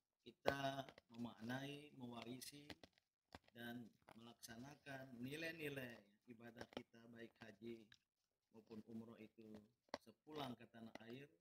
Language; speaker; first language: Indonesian; native; Indonesian